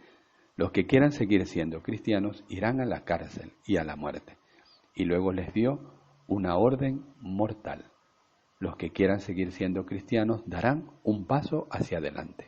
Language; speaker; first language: Spanish; native; Spanish